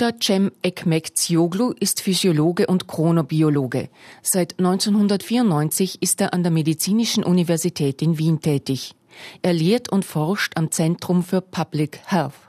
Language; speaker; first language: German; native; German